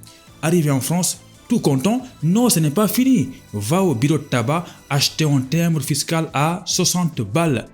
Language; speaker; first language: French; non-native, local second language; Wolof